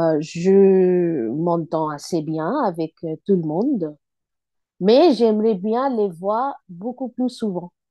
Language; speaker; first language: French; non-native, fluent; Bangla